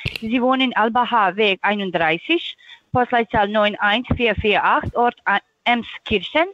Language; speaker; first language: German; non-native, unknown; Bosnian